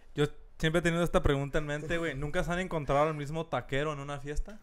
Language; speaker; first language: Spanish; early bilingual, heritage; Spanish